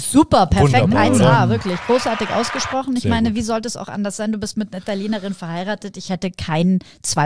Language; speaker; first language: German; native; German